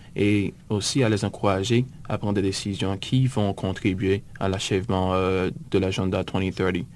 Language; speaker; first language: French; native; French